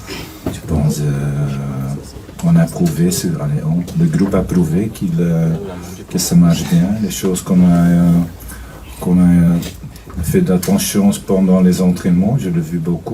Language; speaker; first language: French; non-native, fluent; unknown